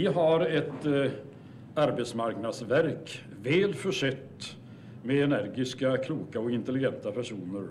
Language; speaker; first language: Swedish; native; Swedish